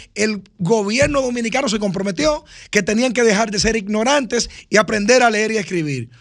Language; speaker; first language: Spanish; native; Spanish